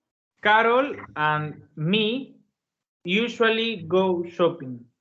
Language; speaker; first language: English; non-native, learner; Spanish